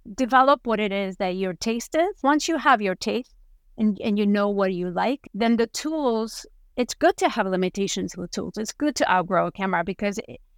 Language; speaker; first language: English; non-native, fluent; Spanish